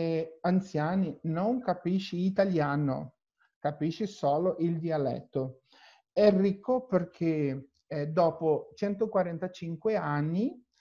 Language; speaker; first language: Italian; non-native, learner; Portuguese